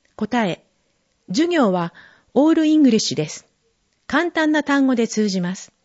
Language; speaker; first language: Japanese; native; Japanese